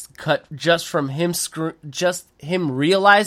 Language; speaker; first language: English; early bilingual, other home language; Spanish